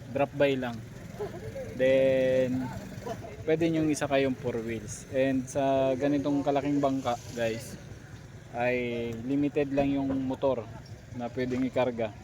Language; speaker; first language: Filipino; native; Filipino